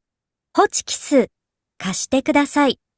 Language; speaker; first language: Japanese; non-native, learner; Indonesian